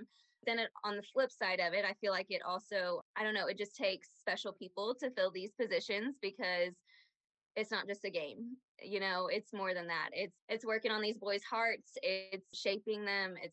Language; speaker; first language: English; native; English